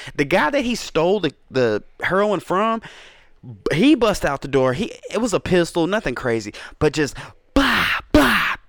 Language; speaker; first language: English; native; English